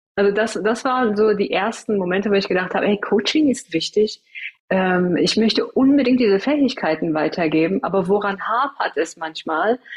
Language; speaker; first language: German; early bilingual, other home language; Persian